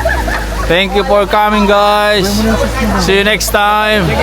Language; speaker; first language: English; non-native, local second language; Filipino